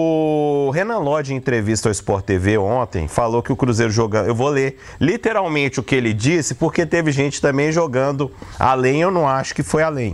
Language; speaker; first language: Portuguese; native; Portuguese